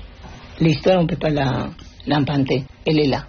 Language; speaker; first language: French; non-native, fluent; Spanish